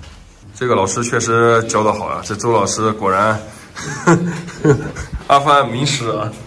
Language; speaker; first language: Chinese; native; Chinese